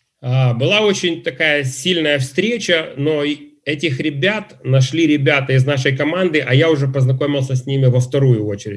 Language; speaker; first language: Russian; native; Russian